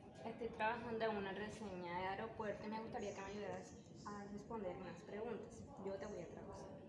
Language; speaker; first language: Spanish; non-native, learner; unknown